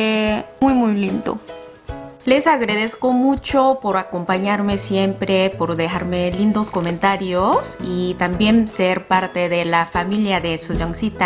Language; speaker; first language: Spanish; non-native, learner; Korean